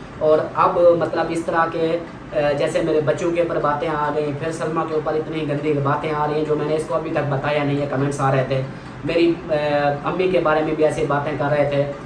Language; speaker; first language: Urdu; non-native, local second language; Saraiki